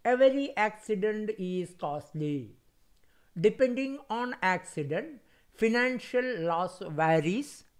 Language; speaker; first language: English; non-native, local second language; Malayalam